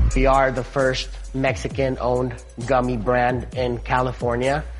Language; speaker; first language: English; early bilingual, other home language; Spanish